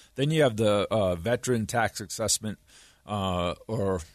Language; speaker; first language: English; native; English